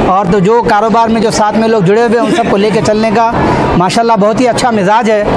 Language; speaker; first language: Urdu; native; Urdu